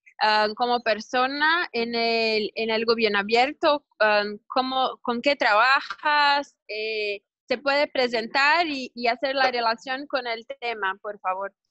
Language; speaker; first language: Spanish; non-native, learner; Portuguese